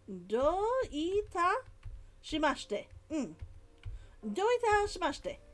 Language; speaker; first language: Japanese; non-native, learner; English